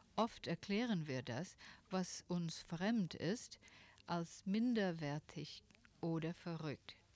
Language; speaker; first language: German; non-native, fluent; Filipino